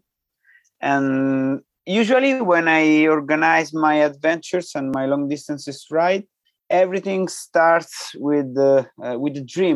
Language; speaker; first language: English; non-native, fluent; Italian